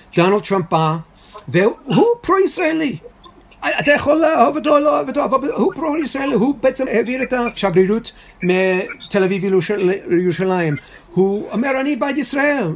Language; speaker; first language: Hebrew; non-native, fluent; English